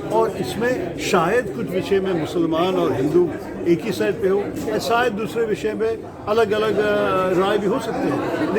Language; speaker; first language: Hindi; non-native, local second language; Malayalam